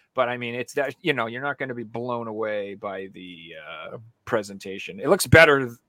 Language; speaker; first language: English; native; English